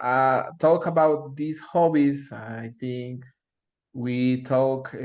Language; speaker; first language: English; non-native, learner; Spanish